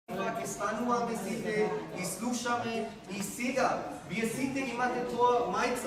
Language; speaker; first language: Macedonian; non-native, learner; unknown